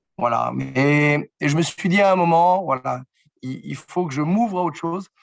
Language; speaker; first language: French; native; French